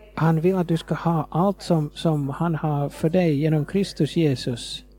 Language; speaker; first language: Swedish; non-native, fluent; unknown